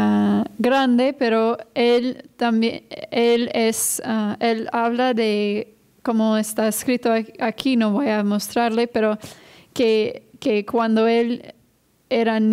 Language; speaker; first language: Spanish; non-native, fluent; English